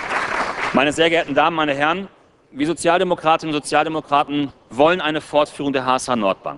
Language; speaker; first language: German; native; German